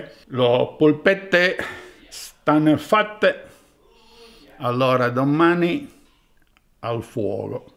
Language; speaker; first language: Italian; non-native, fluent; Spanish